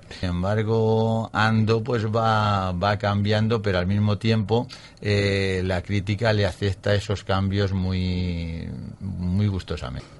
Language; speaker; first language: Spanish; native; Spanish